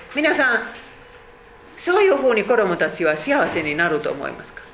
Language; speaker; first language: Japanese; non-native, fluent; Finnish